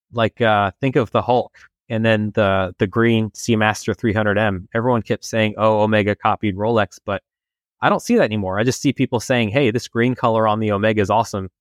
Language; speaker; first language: English; non-native, fluent; French